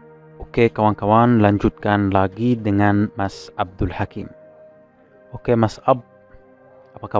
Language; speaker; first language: Indonesian; non-native, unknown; Arabic